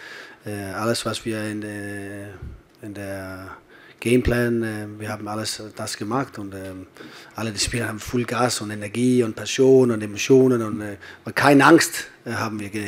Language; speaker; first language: German; non-native, learner; Danish